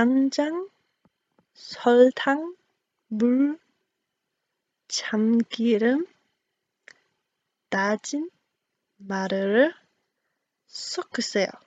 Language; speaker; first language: Korean; non-native, learner; English